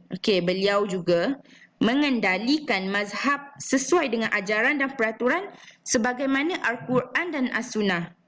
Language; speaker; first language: Malay; native; Malay